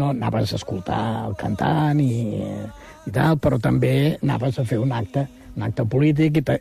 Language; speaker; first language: Catalan; native; Catalan